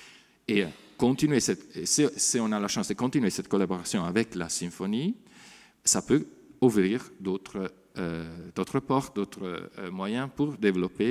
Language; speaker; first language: French; non-native, fluent; Italian